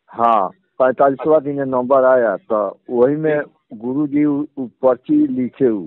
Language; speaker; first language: Hindi; native; Hindi